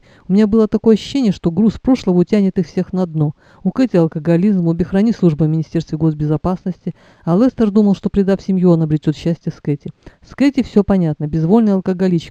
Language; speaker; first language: Russian; native; Russian